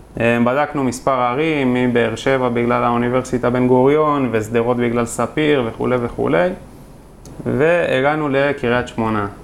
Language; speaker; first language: Hebrew; native; Hebrew